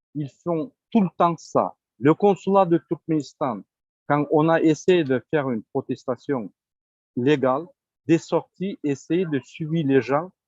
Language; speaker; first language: French; non-native, learner; Turkmen